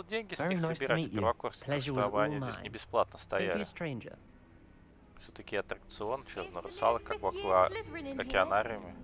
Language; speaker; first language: Russian; native; Russian